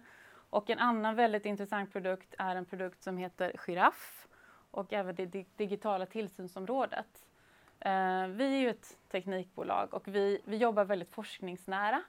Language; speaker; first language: Swedish; native; Swedish